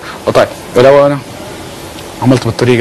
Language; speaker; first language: Arabic; native; Arabic